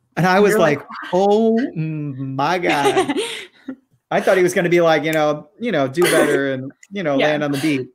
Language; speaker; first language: English; native; English